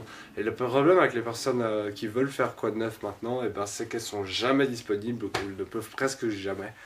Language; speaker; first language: French; native; French